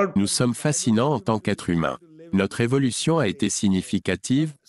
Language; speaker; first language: French; non-native, fluent; Punjabi